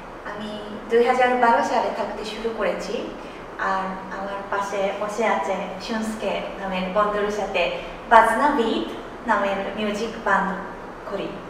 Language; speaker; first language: Bangla; non-native, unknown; Japanese